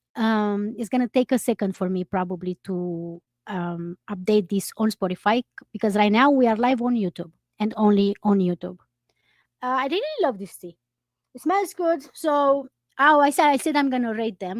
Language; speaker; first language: English; non-native, fluent; Romanian